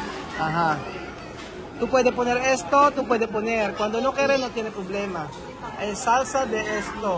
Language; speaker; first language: Spanish; non-native, learner; Filipino